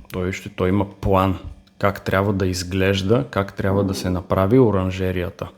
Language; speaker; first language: Bulgarian; native; Bulgarian